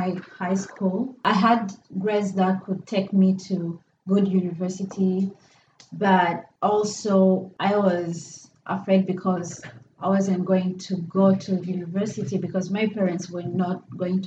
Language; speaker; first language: English; non-native, local second language; Kinyarwanda